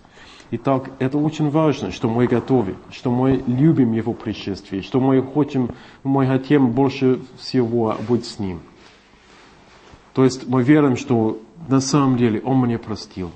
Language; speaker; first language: Russian; non-native, fluent; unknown